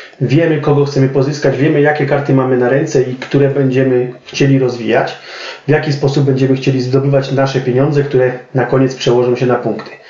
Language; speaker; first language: Polish; native; Polish